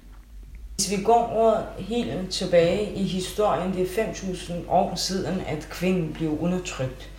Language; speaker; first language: Danish; non-native, fluent; Kurdish